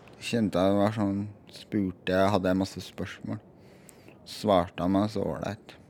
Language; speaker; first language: Norwegian; native; Norwegian